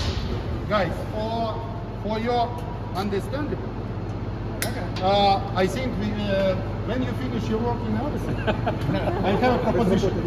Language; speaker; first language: English; non-native, learner; Ukrainian